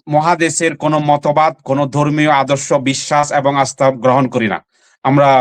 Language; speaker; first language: Bangla; non-native, local second language; Chakma